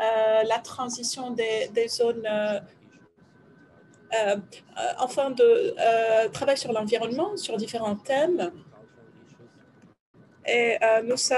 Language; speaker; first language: French; non-native, fluent; Ukrainian